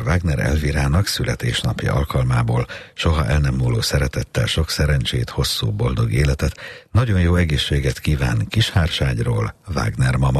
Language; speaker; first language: Hungarian; native; Hungarian